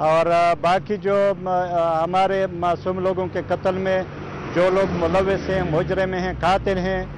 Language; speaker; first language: Urdu; native; Urdu